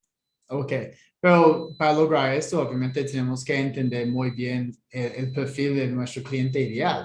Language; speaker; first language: Spanish; non-native, fluent; English